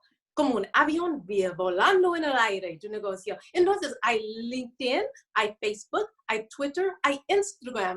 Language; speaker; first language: Spanish; non-native, learner; English